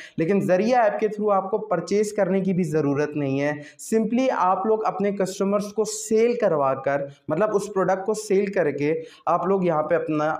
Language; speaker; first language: Urdu; native; Urdu